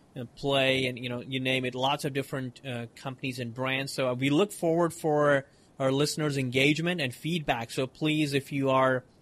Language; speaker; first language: English; non-native, local second language; Hindi